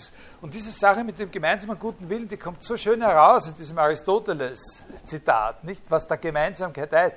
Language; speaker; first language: German; native; German